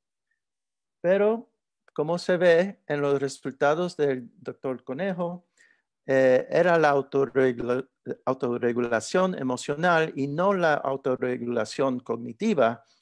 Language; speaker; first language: Spanish; early bilingual, heritage; Spanish